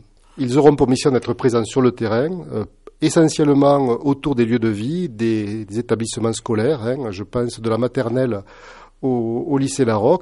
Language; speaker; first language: French; native; French